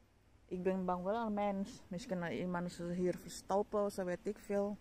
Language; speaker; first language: Dutch; non-native, learner; Indonesian